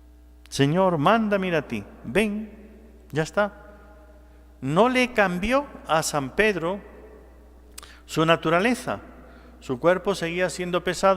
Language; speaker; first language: Spanish; native; Spanish